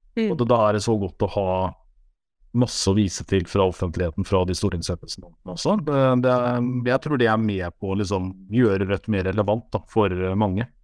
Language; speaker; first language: Norwegian; native; Norwegian